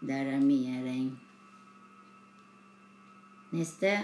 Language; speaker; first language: Norwegian; non-native, learner; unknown